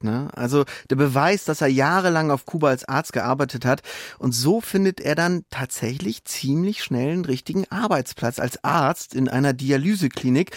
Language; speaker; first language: German; native; German